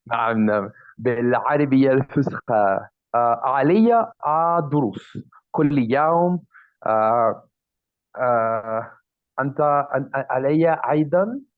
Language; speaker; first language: Arabic; non-native, learner; Spanish